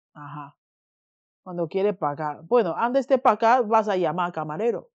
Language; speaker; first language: Spanish; non-native, fluent; Chinese